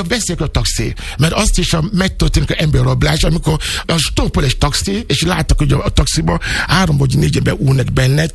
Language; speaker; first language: Hungarian; non-native, fluent; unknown